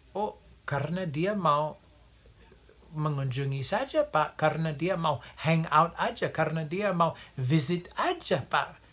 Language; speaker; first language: Indonesian; non-native, fluent; English